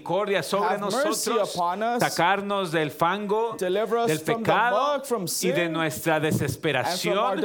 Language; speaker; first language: Spanish; native; Spanish